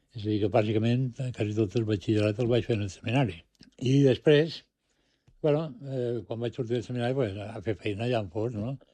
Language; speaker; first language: Catalan; non-native, local second language; Spanish